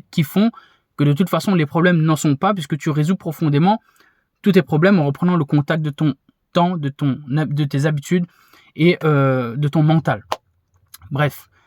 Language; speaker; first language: French; native; French